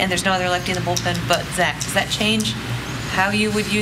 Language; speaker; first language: English; native; English